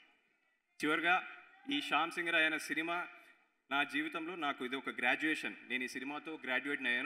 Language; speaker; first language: Telugu; native; Telugu